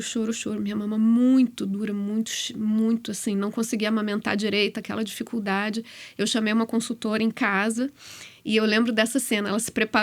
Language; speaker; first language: Portuguese; native; Portuguese